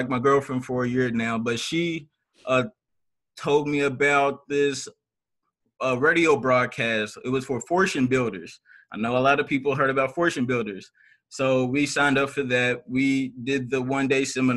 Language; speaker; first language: English; native; English